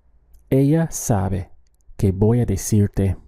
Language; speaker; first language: Spanish; non-native, fluent; English